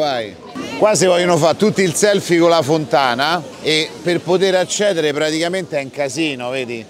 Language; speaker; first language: Italian; native; Italian